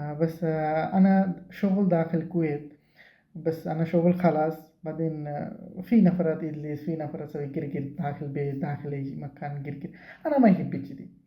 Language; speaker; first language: Arabic; non-native, learner; Bangla